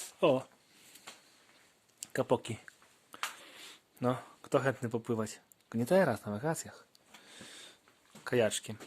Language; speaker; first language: Polish; native; Polish